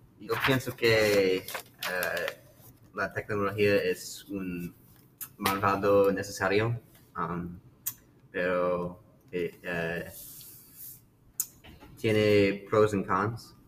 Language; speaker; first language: Spanish; non-native, learner; English